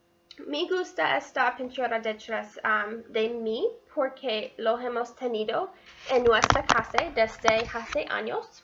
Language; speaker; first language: Spanish; non-native, learner; English